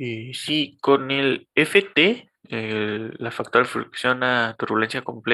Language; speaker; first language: Spanish; native; Spanish